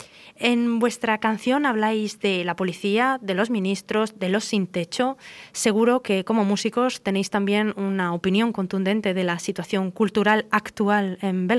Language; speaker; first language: Spanish; native; Spanish